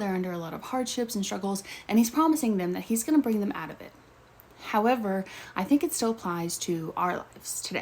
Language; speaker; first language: English; native; English